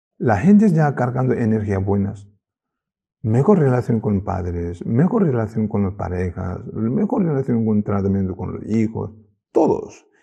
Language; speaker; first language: Spanish; non-native, learner; Tibetan